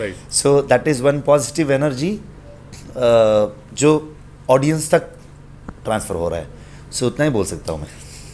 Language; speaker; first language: Hindi; non-native, local second language; Kannada